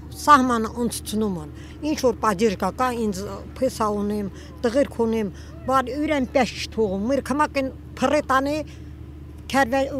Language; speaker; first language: Armenian; native; Armenian